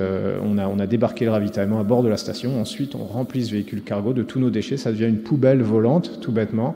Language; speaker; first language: French; native; French